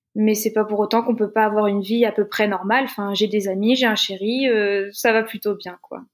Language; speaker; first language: French; native; French